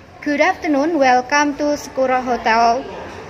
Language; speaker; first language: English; non-native, learner; Indonesian